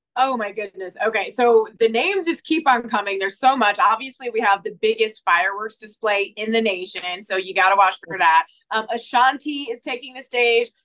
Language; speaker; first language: English; native; English